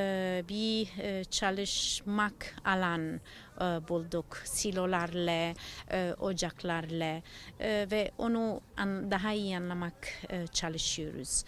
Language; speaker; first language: Turkish; non-native, learner; Italian